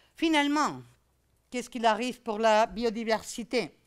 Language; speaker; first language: French; non-native, fluent; Spanish